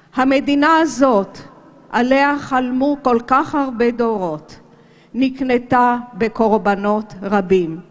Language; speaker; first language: Hebrew; early bilingual, other home language; Romanian